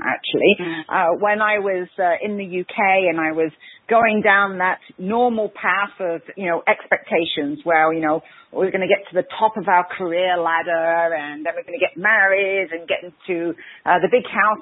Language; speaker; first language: English; native; English